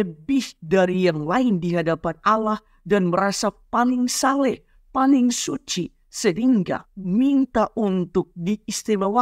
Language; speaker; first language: Indonesian; native; Indonesian